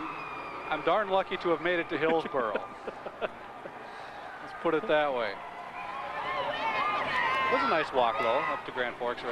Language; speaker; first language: English; native; English